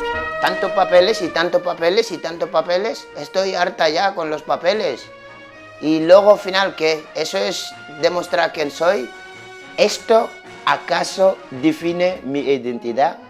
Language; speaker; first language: Spanish; non-native, fluent; Wolof